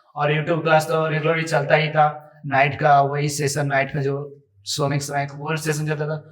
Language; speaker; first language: Hindi; native; Hindi